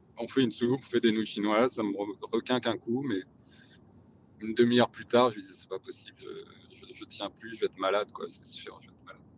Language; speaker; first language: French; native; French